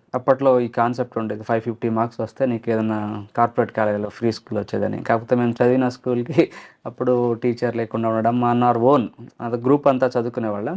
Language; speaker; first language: Telugu; non-native, local second language; Lambadi